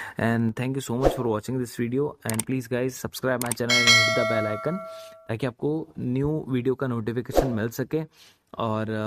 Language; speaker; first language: Hindi; native; Hindi